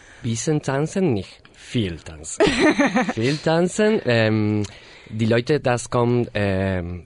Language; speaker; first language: German; non-native, learner; Spanish